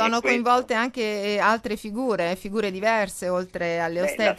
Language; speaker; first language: Italian; native; Italian